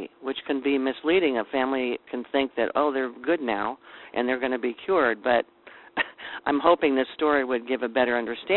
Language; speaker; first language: English; native; English